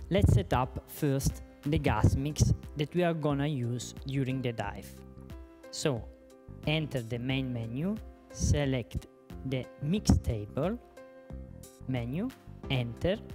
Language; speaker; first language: English; non-native, fluent; Italian